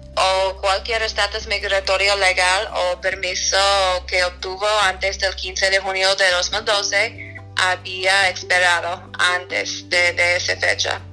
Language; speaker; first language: Spanish; non-native, fluent; English